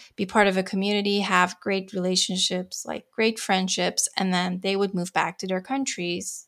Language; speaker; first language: English; non-native, fluent; Dutch